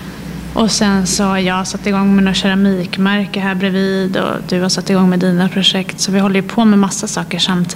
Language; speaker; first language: Swedish; native; Swedish